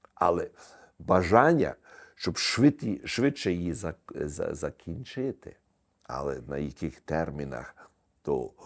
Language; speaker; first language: Ukrainian; early bilingual, heritage; Ukrainian